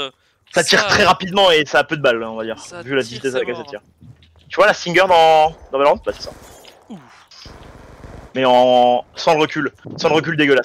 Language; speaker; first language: French; native; French